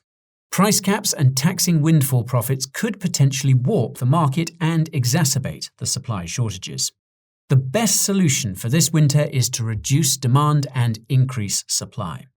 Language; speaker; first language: English; native; English